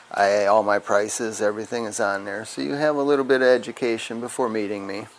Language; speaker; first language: English; native; English